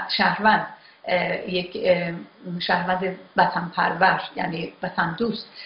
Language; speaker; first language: Persian; non-native, local second language; Azerbaijani